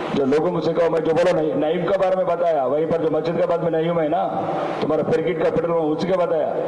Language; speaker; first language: Hindi; non-native, local second language; Telugu